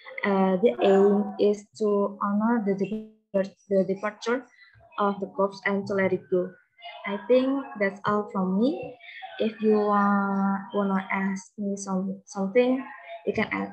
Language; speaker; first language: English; non-native, learner; Indonesian